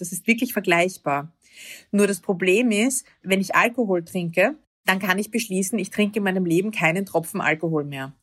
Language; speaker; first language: German; native; German